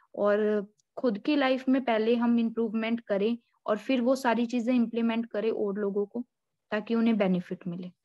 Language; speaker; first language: Hindi; native; Hindi